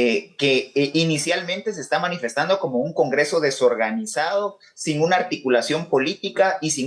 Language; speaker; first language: Spanish; native; Spanish